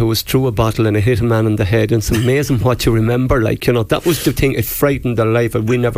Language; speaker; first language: English; native; English